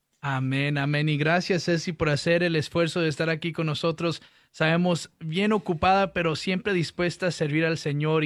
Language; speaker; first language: Spanish; early bilingual, heritage; Spanish